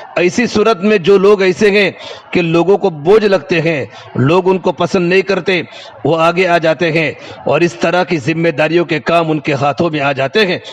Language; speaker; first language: Urdu; non-native, local second language; Gujarati